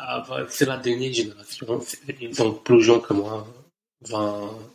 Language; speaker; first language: French; non-native, learner; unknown